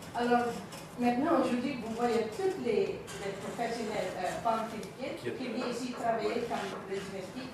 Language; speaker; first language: French; non-native, fluent; Filipino